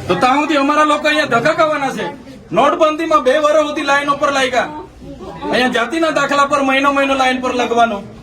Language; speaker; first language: Gujarati; non-native, local second language; Vasavi